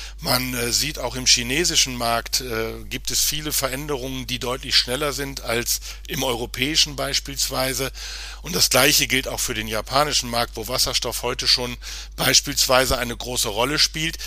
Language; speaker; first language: German; native; German